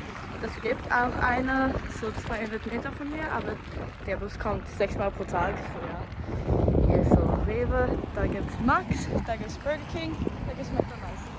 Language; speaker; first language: German; non-native, learner; Swedish